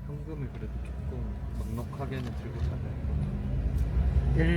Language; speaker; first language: Korean; native; Korean